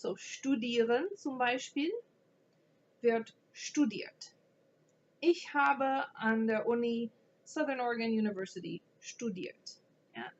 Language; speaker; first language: German; non-native, fluent; English